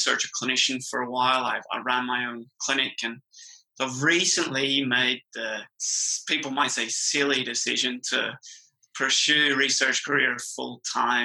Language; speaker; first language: English; native; English